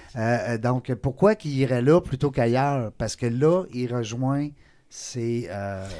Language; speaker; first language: French; native; French